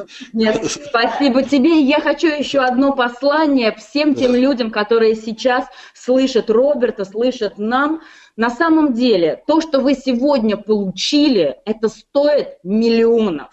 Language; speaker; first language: Russian; native; Russian